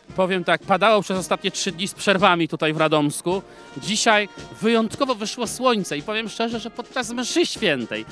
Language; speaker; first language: Polish; native; Polish